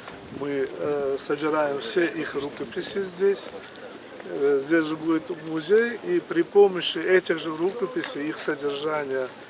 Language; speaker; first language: Russian; non-native, local second language; Uzbek